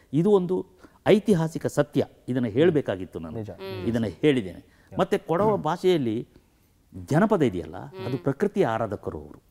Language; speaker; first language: Kannada; non-native, local second language; Kodava